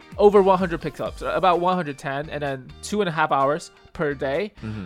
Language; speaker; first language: English; early bilingual, other home language; Chinese